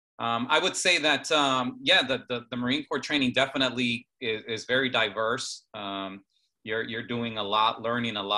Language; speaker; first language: English; native; English